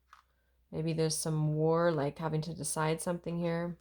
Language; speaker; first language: English; native; English